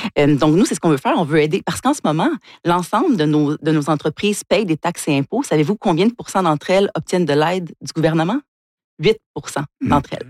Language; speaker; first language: French; native; French